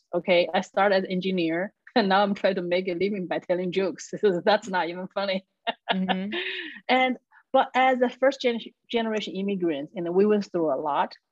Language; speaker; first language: English; non-native, fluent; Chinese